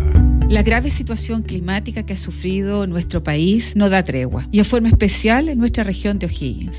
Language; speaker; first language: Spanish; native; Spanish